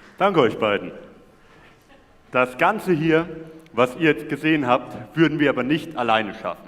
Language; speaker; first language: German; native; German